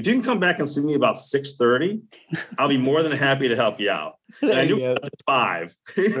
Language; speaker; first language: English; native; English